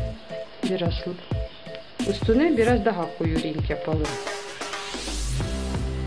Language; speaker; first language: Turkish; non-native, learner; Russian